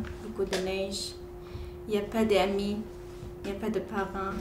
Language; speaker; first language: French; non-native, learner; Kurdish